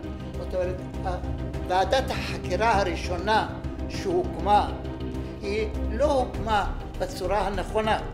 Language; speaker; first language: Hebrew; non-native, fluent; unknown